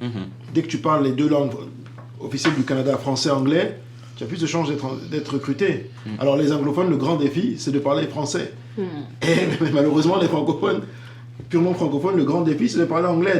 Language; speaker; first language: French; native; French